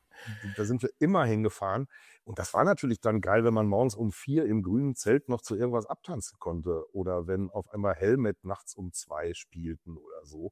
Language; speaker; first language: German; native; German